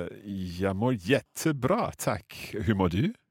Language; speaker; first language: Swedish; non-native, learner; English